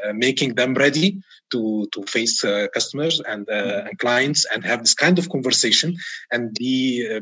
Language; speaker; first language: English; non-native, fluent; Arabic